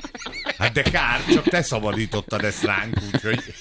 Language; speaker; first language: Hungarian; native; Hungarian